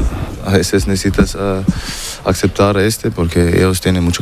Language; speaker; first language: Spanish; non-native, learner; German